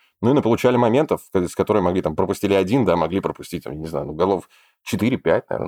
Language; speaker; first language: Russian; native; Russian